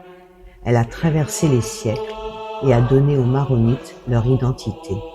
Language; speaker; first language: French; native; French